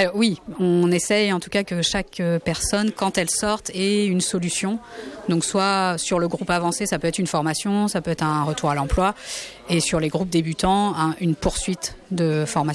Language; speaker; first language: French; native; French